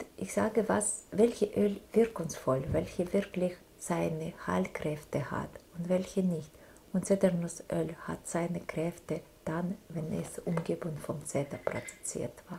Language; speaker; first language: German; non-native, fluent; Russian